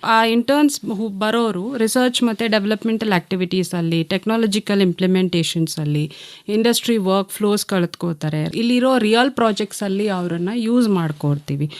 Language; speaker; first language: Kannada; native; Kannada